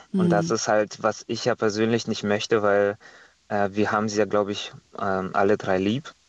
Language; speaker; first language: German; non-native, fluent; Estonian